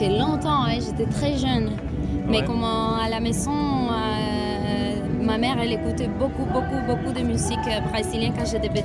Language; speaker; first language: French; non-native, fluent; Spanish